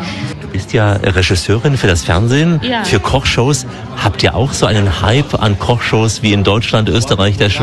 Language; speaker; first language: German; native; German